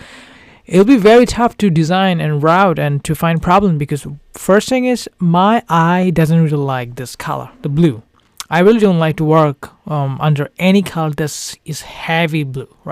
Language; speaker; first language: English; non-native, fluent; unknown